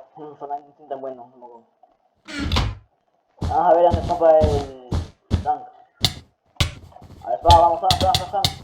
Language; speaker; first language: Spanish; native; Spanish